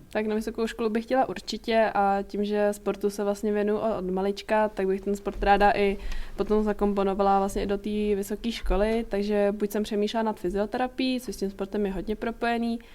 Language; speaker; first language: Czech; native; Czech